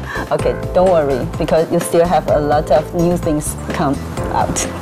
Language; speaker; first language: English; non-native, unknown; Chinese